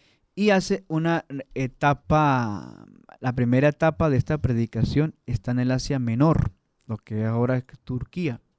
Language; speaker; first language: Spanish; native; Spanish